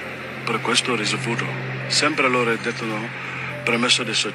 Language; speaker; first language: Italian; non-native, learner; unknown